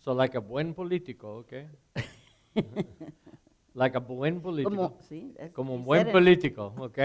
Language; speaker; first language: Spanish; non-native, learner; English